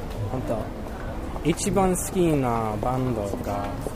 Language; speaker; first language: Japanese; non-native, learner; English